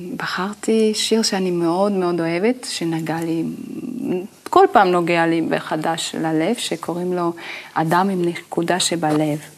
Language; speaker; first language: Hebrew; non-native, fluent; Italian